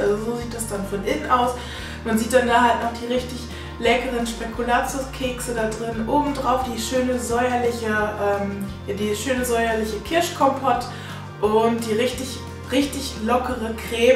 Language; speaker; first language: German; native; German